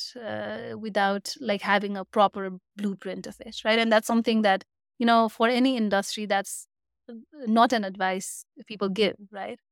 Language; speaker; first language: English; non-native, local second language; Nepali